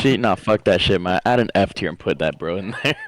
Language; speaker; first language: English; native; English